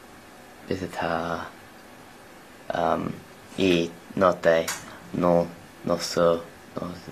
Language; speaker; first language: Spanish; non-native, learner; English